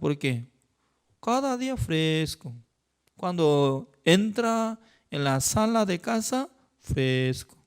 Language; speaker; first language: Spanish; non-native, fluent; Korean